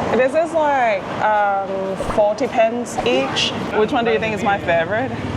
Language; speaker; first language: English; non-native, fluent; Thai